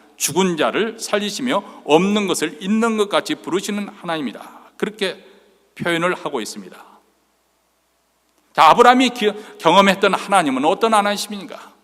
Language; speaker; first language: Korean; native; Korean